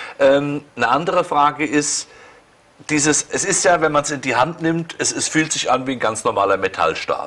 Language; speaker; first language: German; native; German